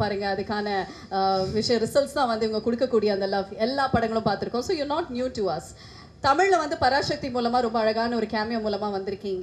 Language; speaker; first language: Tamil; native; Tamil